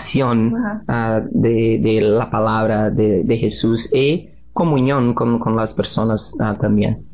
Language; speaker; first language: Spanish; non-native, learner; Portuguese